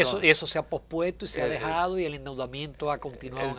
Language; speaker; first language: Spanish; native; Spanish